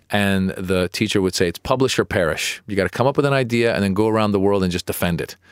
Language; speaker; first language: English; early bilingual, other home language; Persian